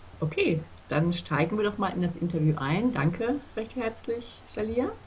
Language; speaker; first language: German; native; German